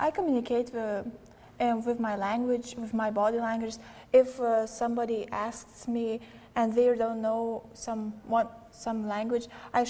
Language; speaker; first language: English; non-native, learner; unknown